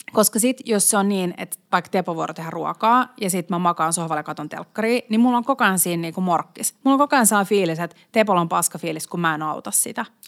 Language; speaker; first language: Finnish; non-native, local second language; Swedish